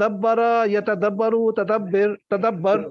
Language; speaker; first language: Arabic; non-native, learner; Urdu